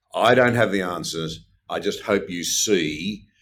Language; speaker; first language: English; native; English